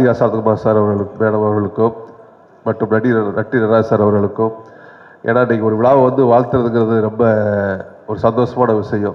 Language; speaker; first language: Tamil; native; Tamil